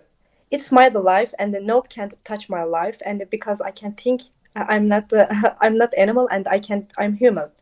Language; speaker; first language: English; non-native, local second language; Turkish